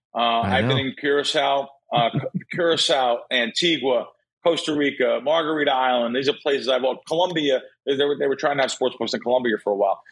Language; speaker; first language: English; native; English